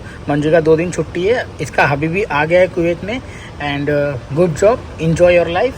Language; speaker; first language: Hindi; native; Hindi